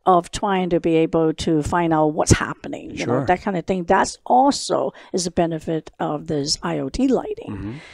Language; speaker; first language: English; non-native, local second language; Cantonese